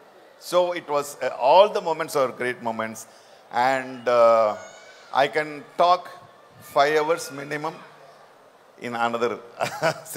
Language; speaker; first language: Telugu; non-native, local second language; Tamil